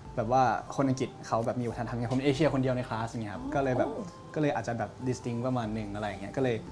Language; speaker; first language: Thai; native; Thai